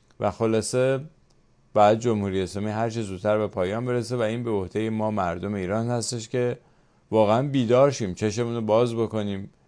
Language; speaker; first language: Persian; native; Persian